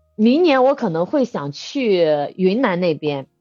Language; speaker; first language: Chinese; native; Chinese